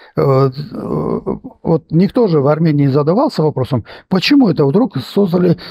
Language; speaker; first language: Russian; non-native, local second language; Armenian